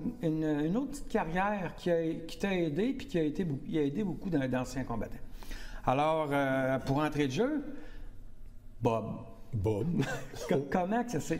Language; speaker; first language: French; native; French